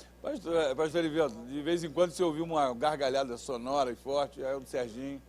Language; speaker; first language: Portuguese; native; Portuguese